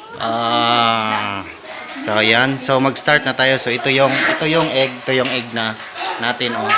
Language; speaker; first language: Filipino; non-native, local second language; Cebuano